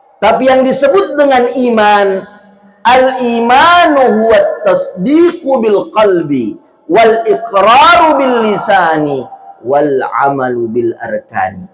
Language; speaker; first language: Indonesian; non-native, local second language; Buginese